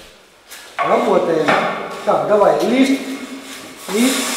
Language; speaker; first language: Ukrainian; non-native, local second language; Russian